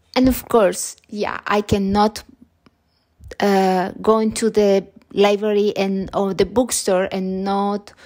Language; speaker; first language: English; non-native, learner; Spanish